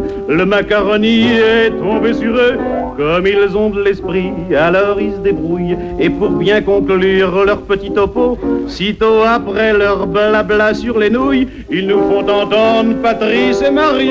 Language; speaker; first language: French; native; French